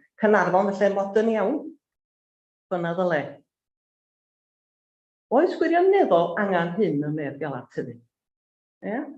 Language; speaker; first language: Welsh; native; Welsh